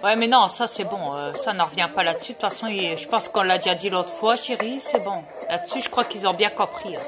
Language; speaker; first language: French; native; French